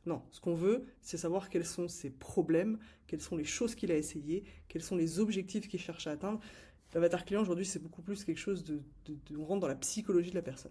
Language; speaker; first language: French; native; French